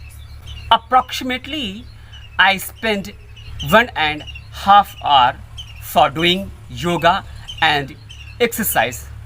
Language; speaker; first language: English; non-native, learner; Hindi